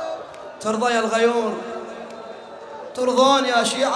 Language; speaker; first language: Arabic; native; Arabic